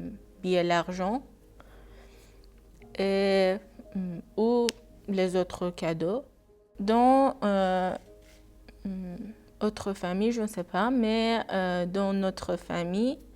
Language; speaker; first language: French; non-native, learner; Persian